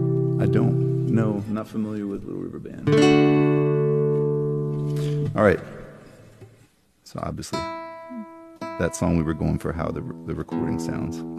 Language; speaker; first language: English; native; English